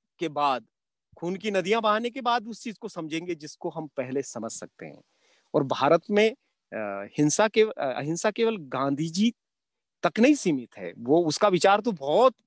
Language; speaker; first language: Hindi; native; Hindi